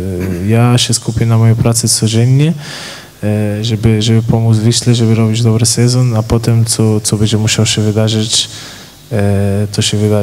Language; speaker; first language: Polish; non-native, fluent; Portuguese